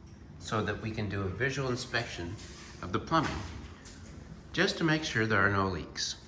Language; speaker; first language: English; native; English